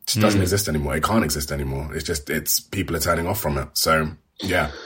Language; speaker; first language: English; native; English